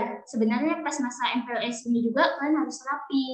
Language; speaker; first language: Indonesian; native; Indonesian